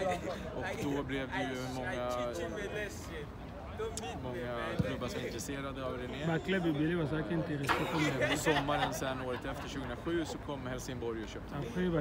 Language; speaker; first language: Swedish; native; Swedish